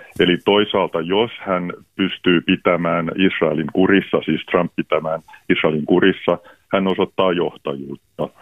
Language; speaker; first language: Finnish; native; Finnish